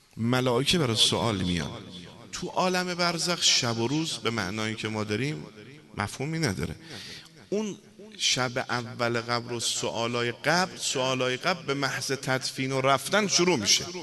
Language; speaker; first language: Persian; non-native, local second language; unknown